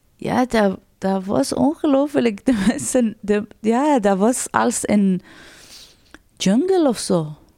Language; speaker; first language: Dutch; non-native, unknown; Persian